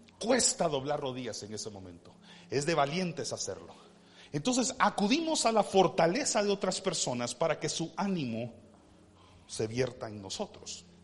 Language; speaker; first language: Spanish; early bilingual, heritage; Spanish